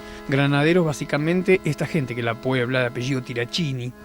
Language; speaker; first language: Spanish; native; Spanish